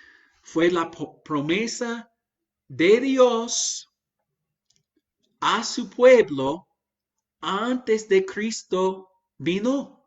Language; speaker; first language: Spanish; non-native, fluent; English